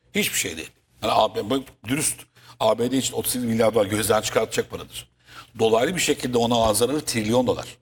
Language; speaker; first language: Turkish; native; Turkish